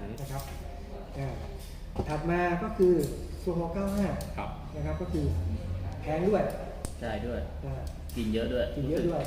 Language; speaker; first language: Thai; native; Thai